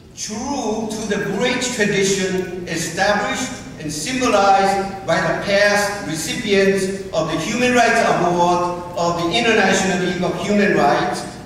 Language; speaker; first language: English; non-native, fluent; Min Nan Chinese